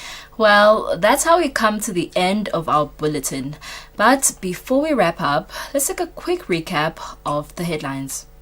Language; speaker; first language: English; non-native, local second language; Swati